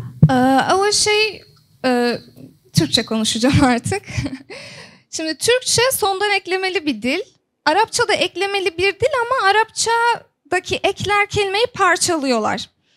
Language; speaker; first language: Turkish; native; Turkish